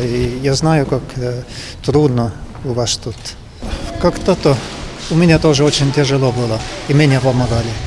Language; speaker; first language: Russian; non-native, learner; Estonian